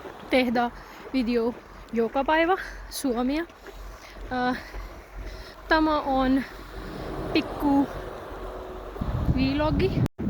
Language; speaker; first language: Finnish; non-native, learner; Punjabi